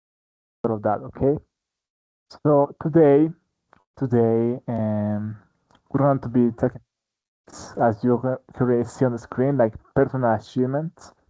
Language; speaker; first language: English; non-native, fluent; Spanish